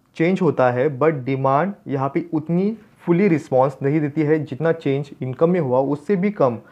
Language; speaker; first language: Hindi; non-native, local second language; Marathi